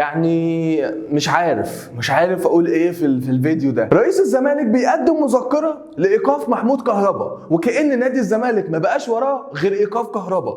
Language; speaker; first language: Arabic; native; Arabic